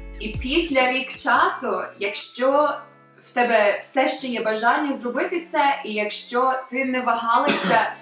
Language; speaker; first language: Ukrainian; early bilingual, other home language; English